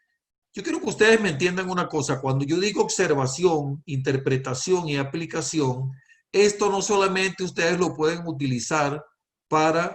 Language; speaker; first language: Spanish; native; Spanish